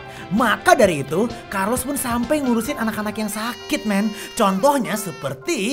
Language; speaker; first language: Indonesian; native; Indonesian